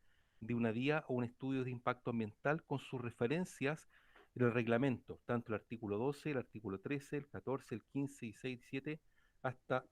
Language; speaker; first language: Spanish; native; Spanish